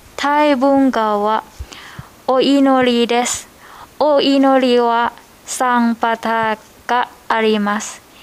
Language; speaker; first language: Japanese; non-native, learner; Thai